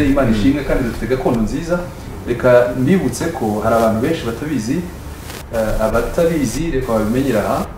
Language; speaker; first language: Kinyarwanda; early bilingual, heritage; Kinyarwanda